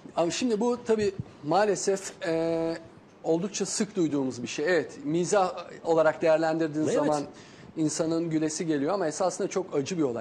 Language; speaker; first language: Turkish; native; Turkish